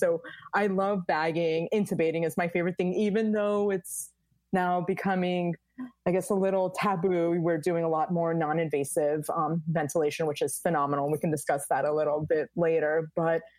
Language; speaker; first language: English; native; English